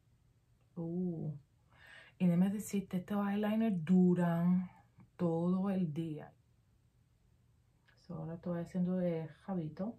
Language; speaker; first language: Spanish; early bilingual, heritage; Spanish